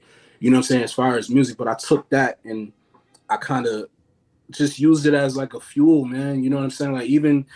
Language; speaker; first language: English; native; English